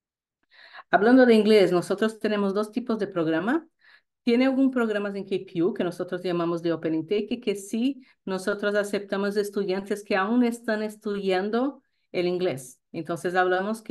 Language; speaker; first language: Spanish; non-native, fluent; Portuguese